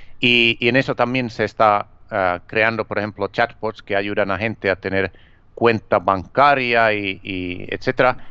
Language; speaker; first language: Spanish; non-native, fluent; Finnish